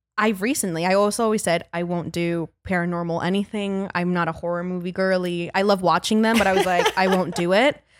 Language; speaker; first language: English; early bilingual, other home language; Spanish